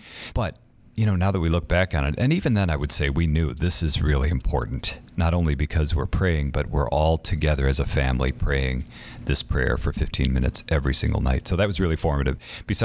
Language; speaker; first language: English; native; English